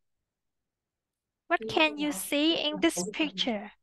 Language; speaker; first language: English; non-native, fluent; Vietnamese